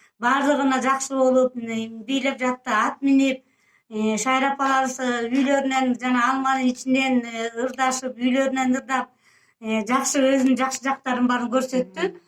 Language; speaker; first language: Kyrgyz; native; Kyrgyz